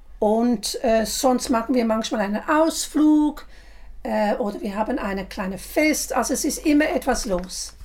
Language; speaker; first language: German; non-native, fluent; English